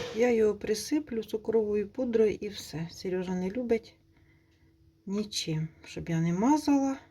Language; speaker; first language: Ukrainian; non-native, local second language; Russian